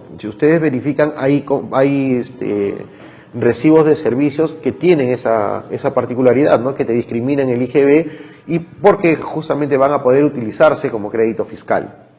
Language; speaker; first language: Spanish; native; Spanish